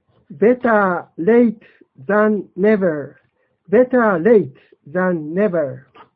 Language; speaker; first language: English; non-native, fluent; Japanese